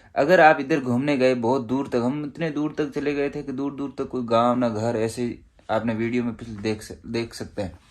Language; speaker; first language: Hindi; native; Hindi